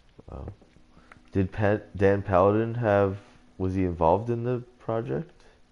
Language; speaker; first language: English; early bilingual, other home language; Chinese